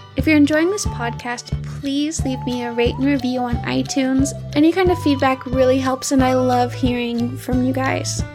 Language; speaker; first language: English; native; English